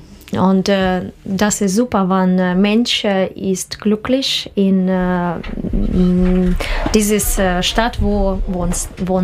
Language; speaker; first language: German; non-native, learner; Russian